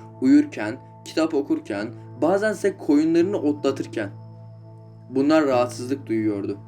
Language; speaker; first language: Turkish; native; Turkish